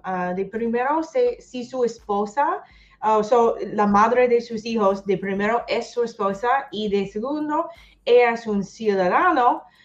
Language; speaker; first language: Spanish; non-native, learner; English